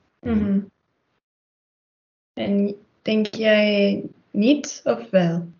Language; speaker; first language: Dutch; non-native, learner; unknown